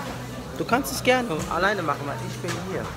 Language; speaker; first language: German; early bilingual, other home language; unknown